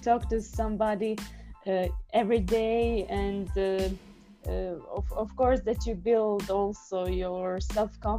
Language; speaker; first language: English; non-native, fluent; Croatian